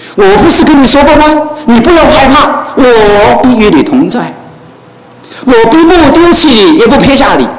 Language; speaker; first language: Chinese; non-native, local second language; Cantonese